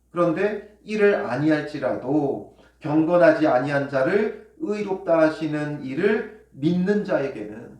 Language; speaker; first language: Korean; native; Korean